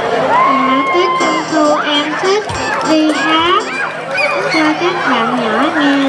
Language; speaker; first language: Vietnamese; early bilingual, heritage; Vietnamese